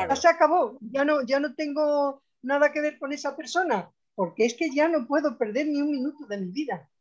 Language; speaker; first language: Spanish; native; Spanish